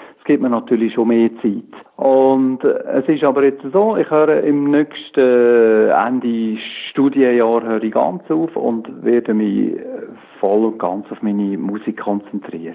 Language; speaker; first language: German; native; German